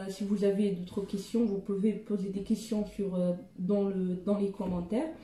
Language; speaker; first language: French; non-native, local second language; Arabic